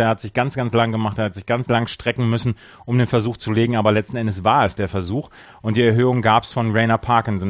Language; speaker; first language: German; native; German